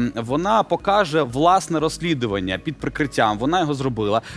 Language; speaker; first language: Ukrainian; native; Ukrainian